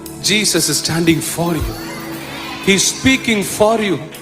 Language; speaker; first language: English; non-native, local second language; Tamil